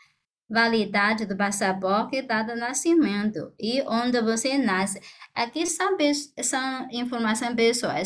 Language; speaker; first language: Portuguese; non-native, fluent; Chinese